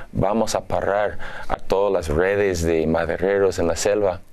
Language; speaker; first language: Spanish; non-native, fluent; English